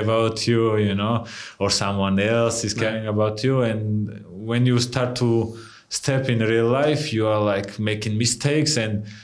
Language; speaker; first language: English; non-native, fluent; Georgian